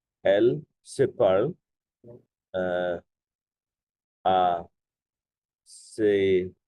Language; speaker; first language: French; non-native, learner; Bangla